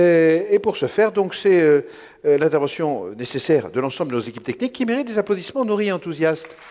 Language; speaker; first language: French; native; French